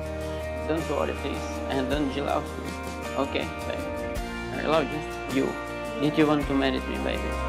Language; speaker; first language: English; non-native, learner; Ukrainian